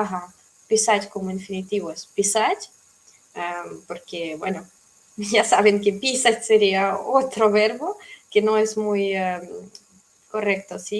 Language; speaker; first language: Spanish; non-native, fluent; Russian